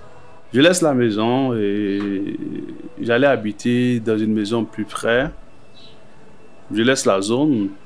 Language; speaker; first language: French; non-native, local second language; Haitian Creole